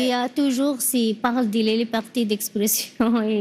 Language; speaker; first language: French; non-native, learner; Arabic